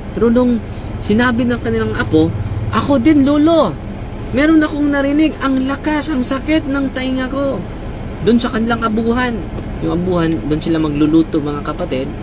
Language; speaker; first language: Filipino; non-native, local second language; Cebuano